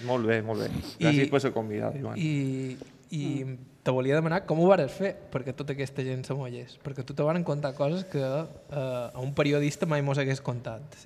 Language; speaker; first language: Catalan; native; Catalan